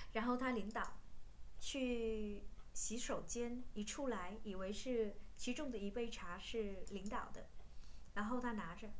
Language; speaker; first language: Chinese; non-native, fluent; Vietnamese